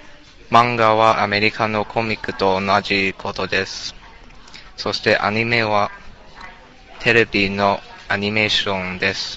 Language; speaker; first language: Japanese; non-native, learner; English